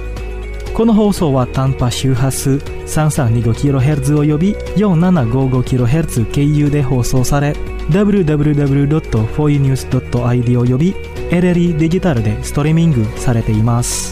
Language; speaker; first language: Japanese; non-native, fluent; Indonesian